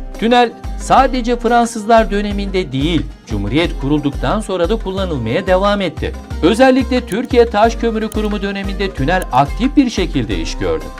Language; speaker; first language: Turkish; native; Turkish